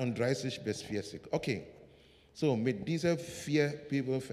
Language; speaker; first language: German; non-native, learner; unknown